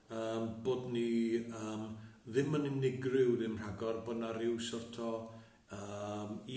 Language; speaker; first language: Welsh; native; Welsh